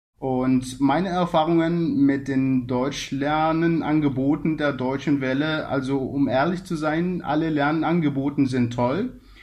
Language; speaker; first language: German; non-native, learner; Arabic